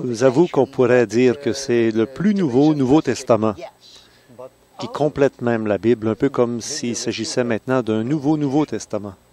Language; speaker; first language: French; native; French